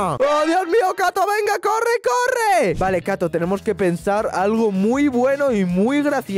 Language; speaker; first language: Spanish; native; Spanish